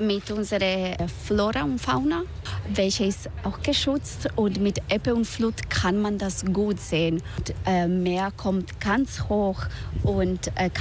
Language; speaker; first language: German; non-native, learner; Spanish